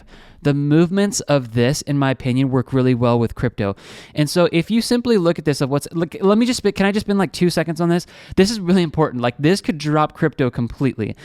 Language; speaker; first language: English; native; English